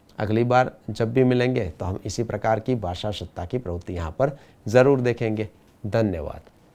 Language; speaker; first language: Hindi; non-native, local second language; Gujarati